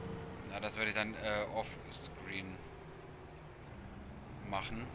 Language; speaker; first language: German; native; German